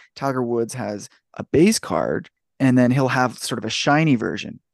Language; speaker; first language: English; native; English